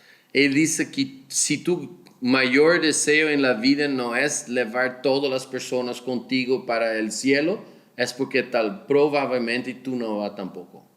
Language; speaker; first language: Spanish; non-native, fluent; Portuguese